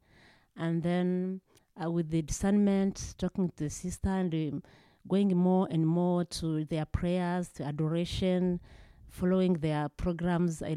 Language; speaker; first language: English; non-native, local second language; Kinyarwanda